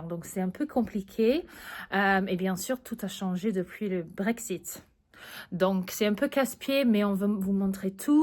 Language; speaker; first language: French; early bilingual, other home language; English